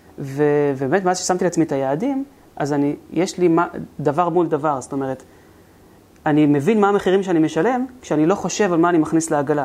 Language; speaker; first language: Hebrew; native; Hebrew